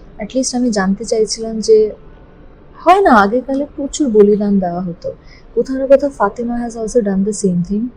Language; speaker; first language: Bangla; native; Bangla